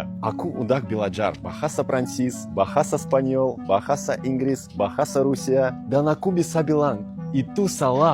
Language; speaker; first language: Indonesian; non-native, fluent; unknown